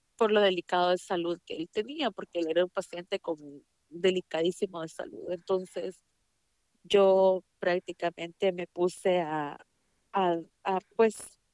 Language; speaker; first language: Spanish; native; Spanish